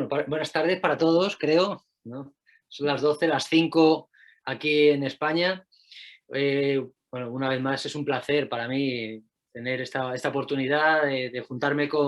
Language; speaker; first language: Spanish; native; Spanish